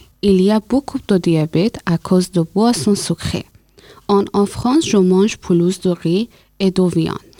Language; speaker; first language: French; non-native, learner; Persian